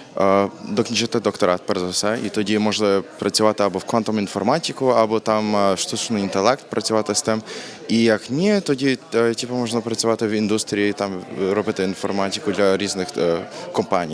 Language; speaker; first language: Ukrainian; early bilingual, heritage; Ukrainian